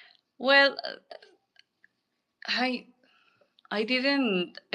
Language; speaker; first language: English; non-native, learner; Spanish